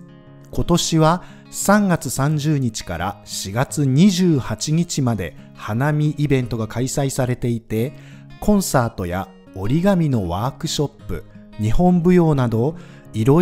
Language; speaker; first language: Japanese; native; Japanese